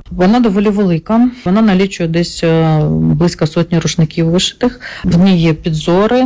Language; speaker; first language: Ukrainian; non-native, local second language; Russian